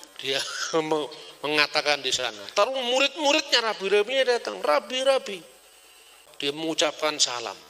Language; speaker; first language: Indonesian; non-native, local second language; Javanese